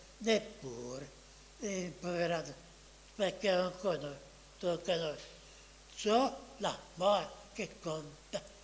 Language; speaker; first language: Italian; non-native, fluent; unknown